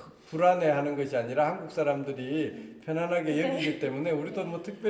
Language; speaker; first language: Korean; native; Korean